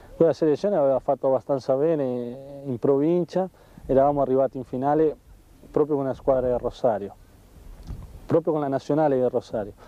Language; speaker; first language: Italian; non-native, fluent; Spanish